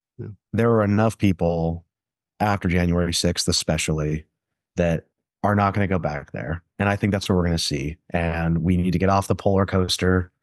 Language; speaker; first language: English; native; English